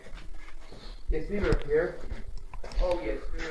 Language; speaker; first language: English; non-native, fluent; Croatian